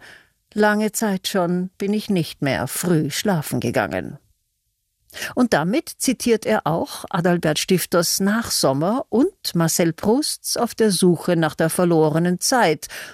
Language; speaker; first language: German; native; German